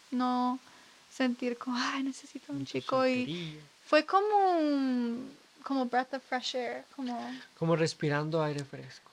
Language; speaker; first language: Spanish; non-native, learner; English